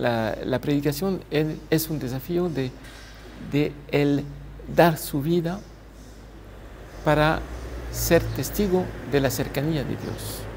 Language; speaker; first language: Spanish; non-native, fluent; French